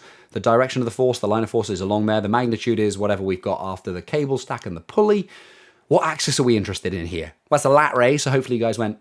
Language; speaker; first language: English; native; English